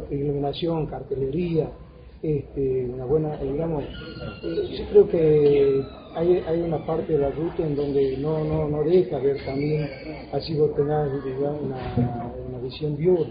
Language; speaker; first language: Spanish; native; Spanish